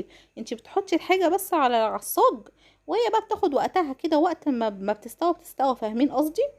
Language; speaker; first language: Arabic; native; Arabic